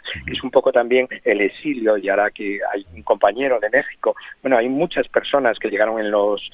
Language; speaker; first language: Spanish; native; Spanish